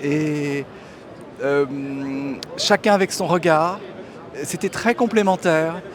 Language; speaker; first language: French; native; French